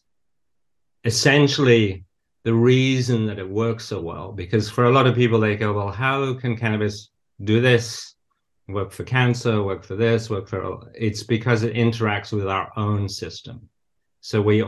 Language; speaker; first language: English; native; English